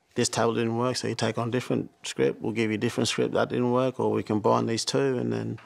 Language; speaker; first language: English; native; English